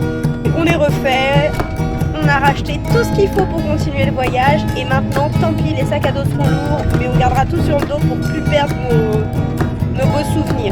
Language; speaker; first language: French; native; French